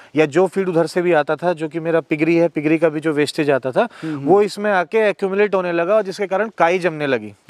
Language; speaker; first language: Hindi; native; Hindi